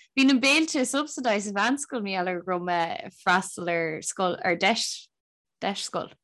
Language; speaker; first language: Irish; native; Irish